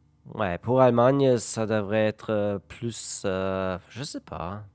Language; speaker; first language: French; non-native, fluent; German